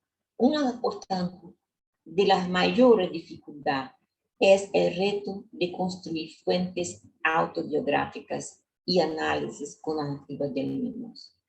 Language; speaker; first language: Spanish; non-native, learner; Portuguese